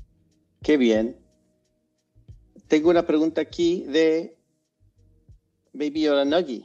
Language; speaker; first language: Spanish; non-native, fluent; English